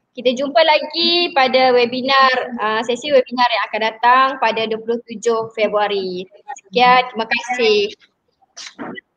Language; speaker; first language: Malay; native; Malay